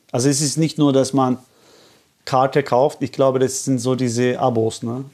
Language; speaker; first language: German; non-native, fluent; Turkish